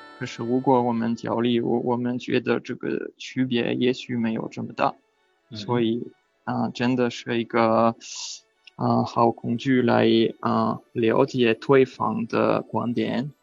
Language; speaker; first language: Chinese; non-native, learner; French